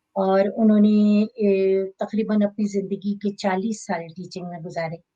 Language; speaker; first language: Urdu; native; Urdu